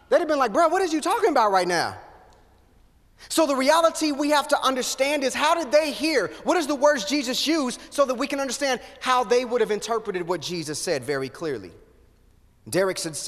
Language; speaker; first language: English; native; English